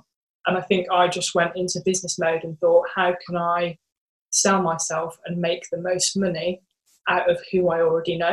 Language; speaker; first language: English; native; English